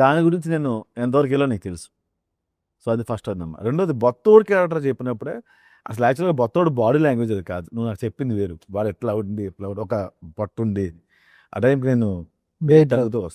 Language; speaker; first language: Telugu; native; Telugu